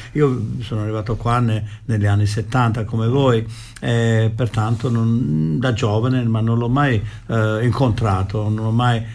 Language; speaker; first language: Italian; native; Italian